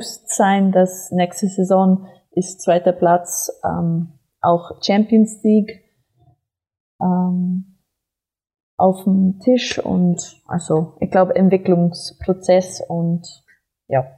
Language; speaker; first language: German; non-native, fluent; English